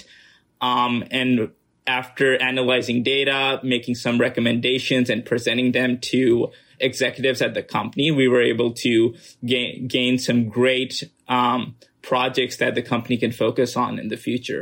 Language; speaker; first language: English; non-native, local second language; Urdu